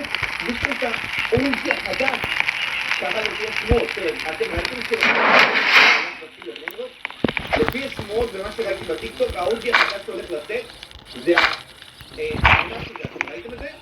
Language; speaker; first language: Hebrew; native; Hebrew